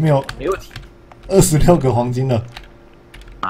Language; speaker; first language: Chinese; native; Chinese